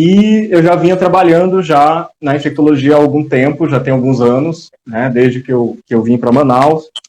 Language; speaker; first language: Portuguese; native; Portuguese